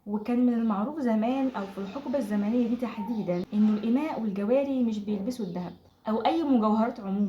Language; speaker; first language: Arabic; native; Arabic